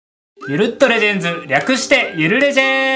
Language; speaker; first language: Japanese; native; Japanese